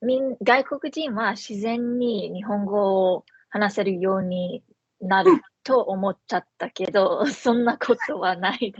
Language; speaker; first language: Japanese; non-native, fluent; English